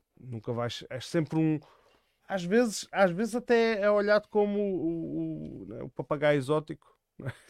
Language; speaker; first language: Portuguese; native; Portuguese